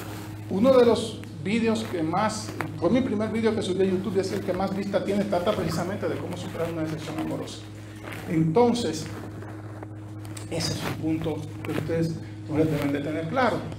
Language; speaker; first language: Spanish; native; Spanish